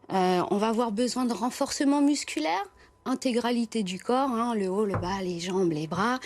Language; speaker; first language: French; native; French